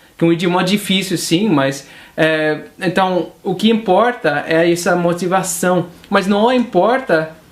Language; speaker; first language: Portuguese; non-native, fluent; English